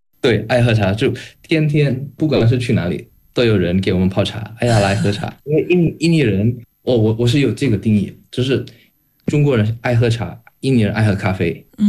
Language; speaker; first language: Chinese; non-native, fluent; Indonesian